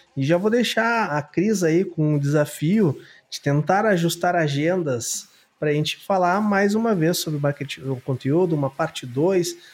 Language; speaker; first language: Portuguese; native; Portuguese